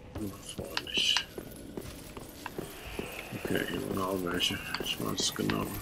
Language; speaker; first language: German; native; German